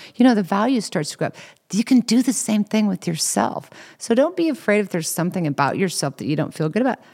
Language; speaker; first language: English; native; English